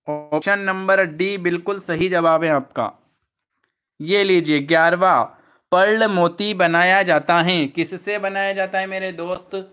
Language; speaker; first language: Hindi; native; Hindi